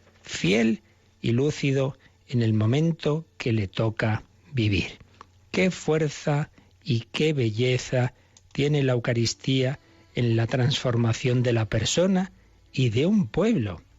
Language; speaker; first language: Spanish; native; Spanish